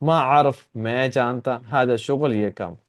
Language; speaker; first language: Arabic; non-native, fluent; Urdu